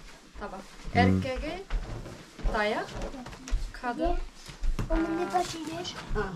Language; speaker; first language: Turkish; non-native, learner; Yakut